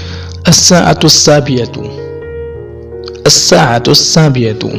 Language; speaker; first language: Arabic; non-native, fluent; Urdu